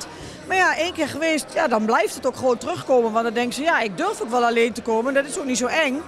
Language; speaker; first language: Dutch; native; Dutch